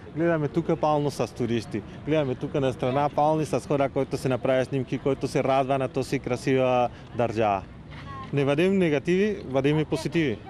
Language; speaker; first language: Bulgarian; non-native, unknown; Spanish